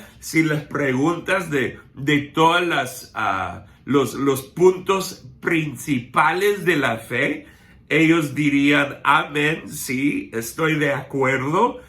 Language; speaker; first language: Spanish; non-native, fluent; English